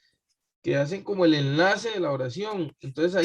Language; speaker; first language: Spanish; native; Spanish